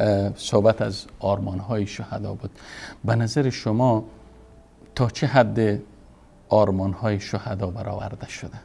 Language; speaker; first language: Persian; native; Persian